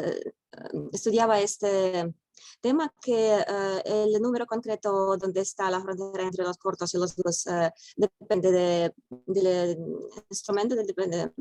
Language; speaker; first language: Spanish; non-native, fluent; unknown